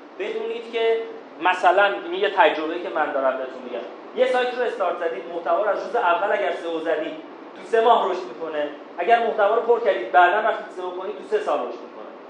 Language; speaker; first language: Persian; non-native, local second language; Azerbaijani